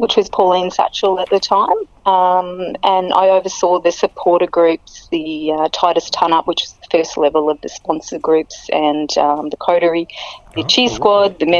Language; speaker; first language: English; native; English